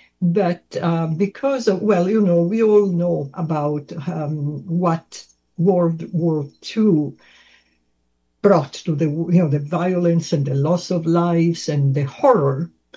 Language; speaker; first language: English; non-native, fluent; Italian